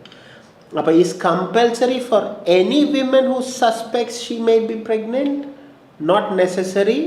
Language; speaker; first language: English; non-native, local second language; Malayalam